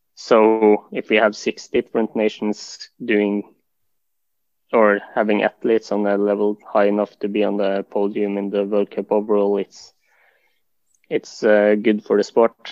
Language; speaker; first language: English; non-native, fluent; Norwegian